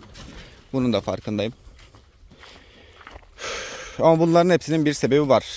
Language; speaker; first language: Turkish; native; Turkish